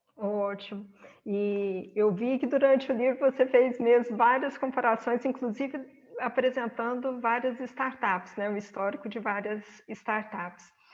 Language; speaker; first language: Portuguese; native; Portuguese